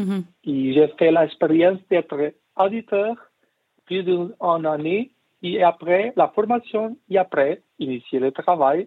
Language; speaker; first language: French; non-native, learner; Portuguese